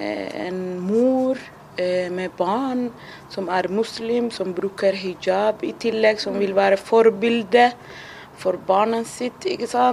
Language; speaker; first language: Norwegian; non-native, fluent; Somali